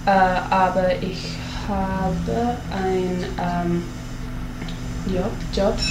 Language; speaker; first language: German; non-native, learner; English